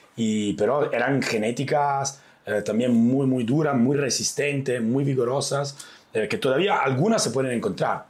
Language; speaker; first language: Spanish; non-native, fluent; Italian